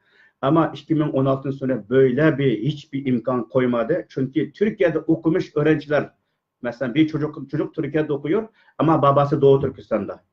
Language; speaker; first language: Turkish; non-native, learner; Uyghur